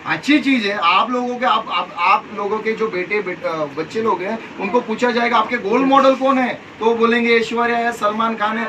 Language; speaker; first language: Hindi; non-native, local second language; Marathi